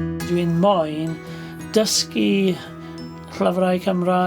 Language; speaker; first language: Welsh; non-native, learner; English